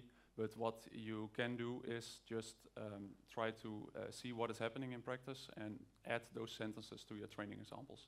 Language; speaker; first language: English; non-native, fluent; Dutch